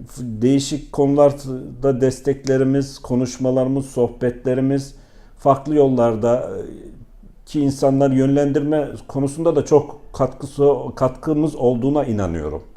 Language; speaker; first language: Turkish; native; Turkish